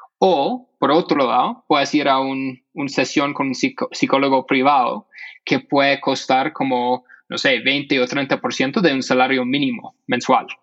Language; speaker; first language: Spanish; non-native, fluent; English